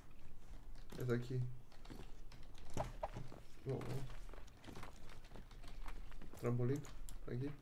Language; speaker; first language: Spanish; non-native, learner; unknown